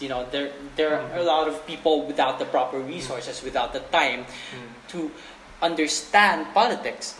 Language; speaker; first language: English; non-native, local second language; Filipino